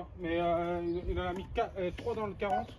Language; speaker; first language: French; native; French